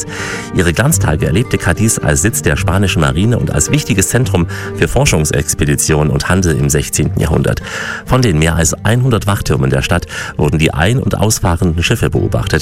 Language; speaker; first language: German; native; German